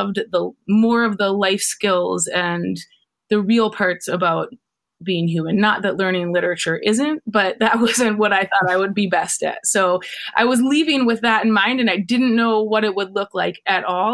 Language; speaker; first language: English; native; English